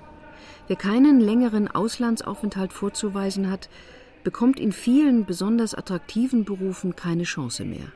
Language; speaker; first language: German; native; German